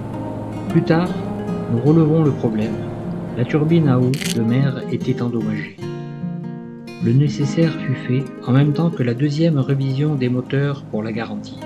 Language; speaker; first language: French; native; French